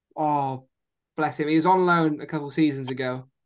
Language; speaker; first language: English; native; English